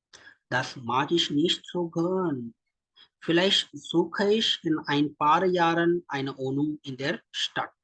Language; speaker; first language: German; non-native, fluent; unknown